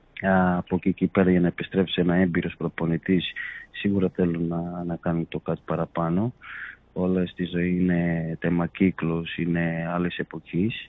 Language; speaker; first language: Greek; non-native, fluent; Portuguese